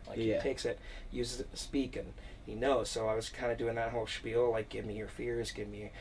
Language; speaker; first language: English; native; English